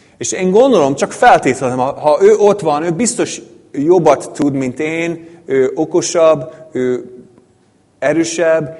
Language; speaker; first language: Hungarian; native; Hungarian